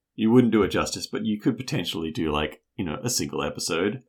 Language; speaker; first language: English; native; English